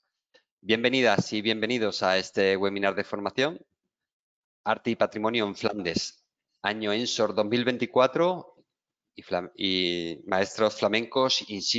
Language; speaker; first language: Spanish; native; Spanish